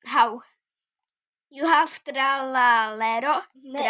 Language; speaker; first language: English; non-native, learner; Czech